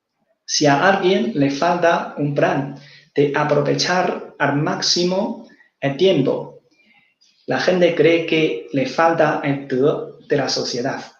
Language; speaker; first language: Spanish; non-native, fluent; Chinese